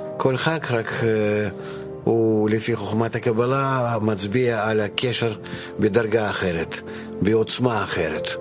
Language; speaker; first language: Hebrew; non-native, fluent; Russian